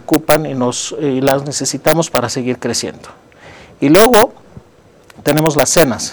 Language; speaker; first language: Spanish; non-native, fluent; Greek